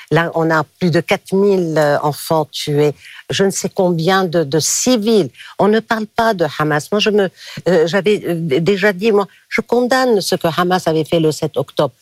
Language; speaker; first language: French; non-native, local second language; Arabic